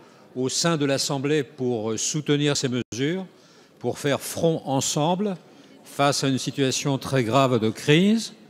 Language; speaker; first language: French; native; French